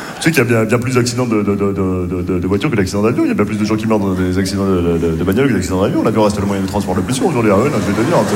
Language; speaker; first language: French; native; French